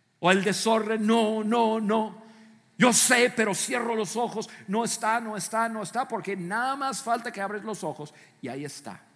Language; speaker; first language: Spanish; non-native, fluent; English